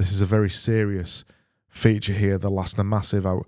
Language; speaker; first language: English; native; English